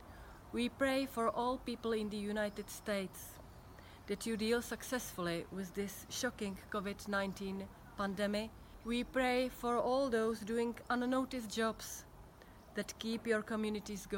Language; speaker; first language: English; non-native, fluent; Czech